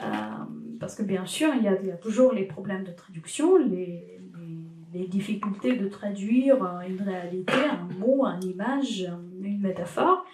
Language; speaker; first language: French; non-native, fluent; Ukrainian